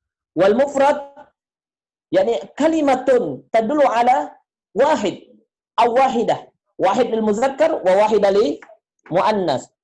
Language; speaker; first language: Arabic; non-native, fluent; Indonesian